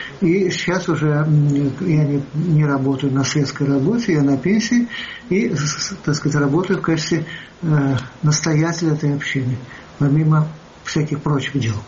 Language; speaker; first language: Russian; native; Russian